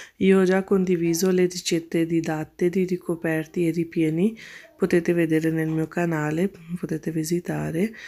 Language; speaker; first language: Italian; non-native, fluent; Urdu